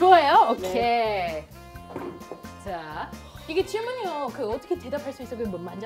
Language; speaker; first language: Korean; non-native, learner; English